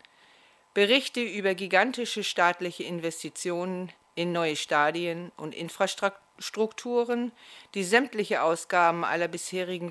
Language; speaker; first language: German; native; German